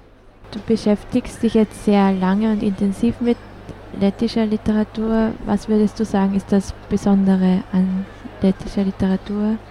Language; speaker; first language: German; native; German